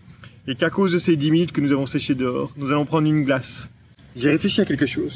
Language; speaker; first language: French; native; French